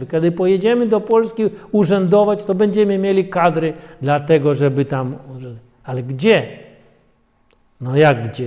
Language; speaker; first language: Polish; non-native, fluent; Russian